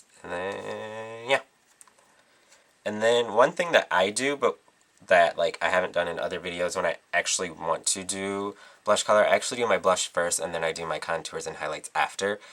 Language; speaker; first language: English; native; English